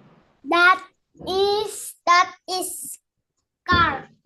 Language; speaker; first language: English; non-native, learner; Indonesian